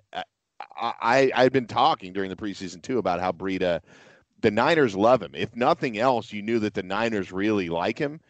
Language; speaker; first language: English; native; English